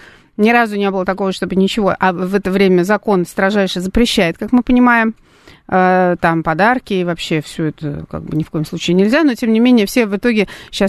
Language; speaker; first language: Russian; native; Russian